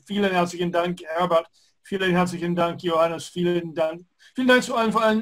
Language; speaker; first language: German; non-native, fluent; English